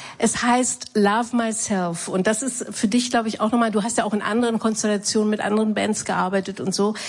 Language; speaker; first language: German; native; German